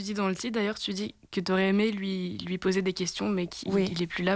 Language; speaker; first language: French; native; French